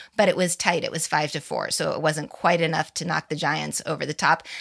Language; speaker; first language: English; native; English